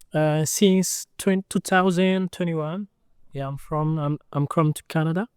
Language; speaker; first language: English; non-native, learner; Lingala